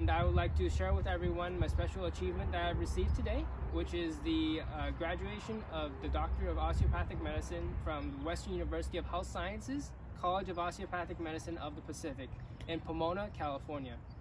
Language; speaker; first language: English; early bilingual, other home language; Chinese